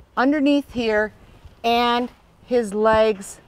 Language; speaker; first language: English; native; English